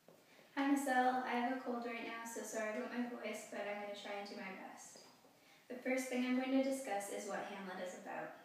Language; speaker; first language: English; native; English